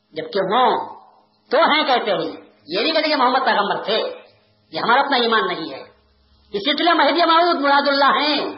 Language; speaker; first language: Urdu; native; Urdu